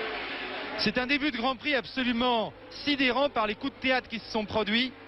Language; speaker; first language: French; native; French